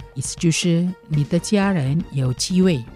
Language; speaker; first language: Chinese; non-native, fluent; Indonesian